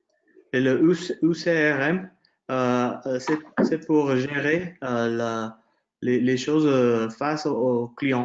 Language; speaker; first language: French; non-native, fluent; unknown